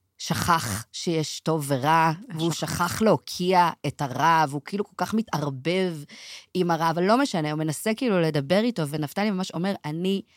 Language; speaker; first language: Hebrew; native; Hebrew